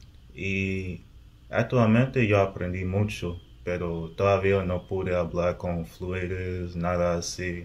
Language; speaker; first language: Spanish; non-native, learner; English